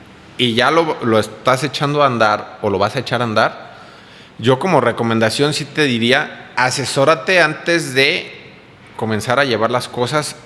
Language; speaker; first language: Spanish; native; Spanish